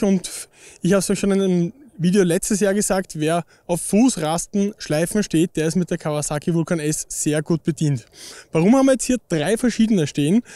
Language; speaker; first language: German; native; German